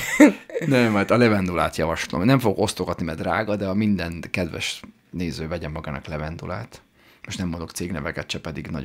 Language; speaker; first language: Hungarian; native; Hungarian